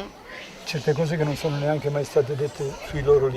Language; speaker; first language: Italian; native; Italian